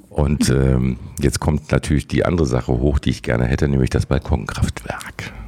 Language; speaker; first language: German; native; German